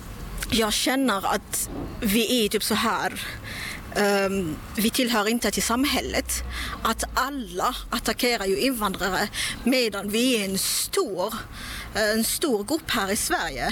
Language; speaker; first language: Swedish; non-native, fluent; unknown